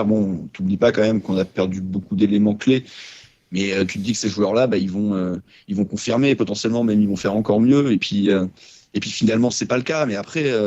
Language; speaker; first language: French; native; French